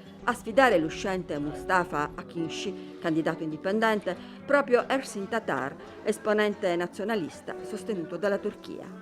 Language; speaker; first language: Italian; native; Italian